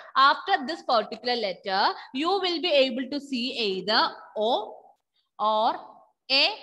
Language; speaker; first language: English; non-native, local second language; Malayalam